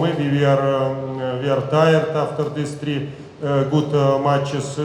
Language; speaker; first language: English; non-native, learner; Russian